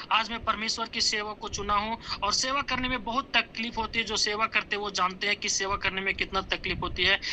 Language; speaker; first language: Hindi; native; Hindi